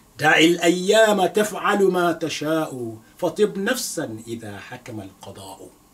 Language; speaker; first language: Arabic; non-native, fluent; Yoruba